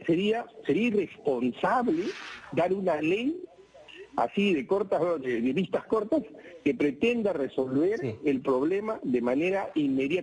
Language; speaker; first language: Spanish; native; Spanish